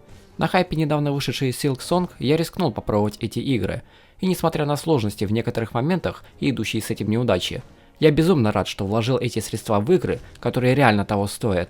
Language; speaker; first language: Russian; native; Russian